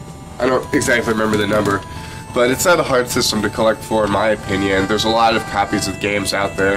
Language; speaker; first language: English; native; English